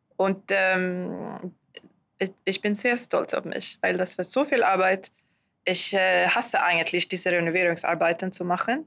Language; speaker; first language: German; non-native, learner; Swedish